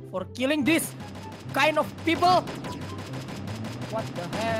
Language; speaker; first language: English; non-native, learner; Indonesian